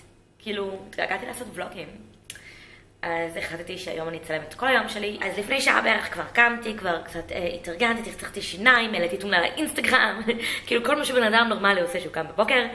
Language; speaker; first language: Hebrew; native; Hebrew